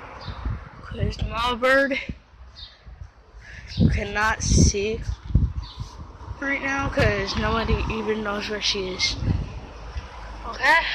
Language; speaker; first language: English; native; English